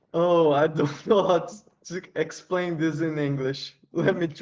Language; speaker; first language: English; non-native, learner; Portuguese